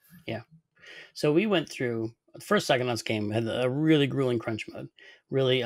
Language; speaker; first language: English; native; English